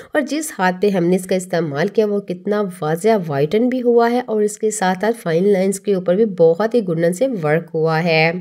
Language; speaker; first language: Hindi; native; Hindi